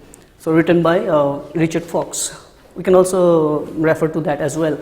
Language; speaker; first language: English; non-native, local second language; Assamese